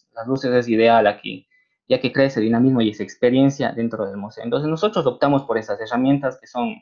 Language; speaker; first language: Spanish; native; Spanish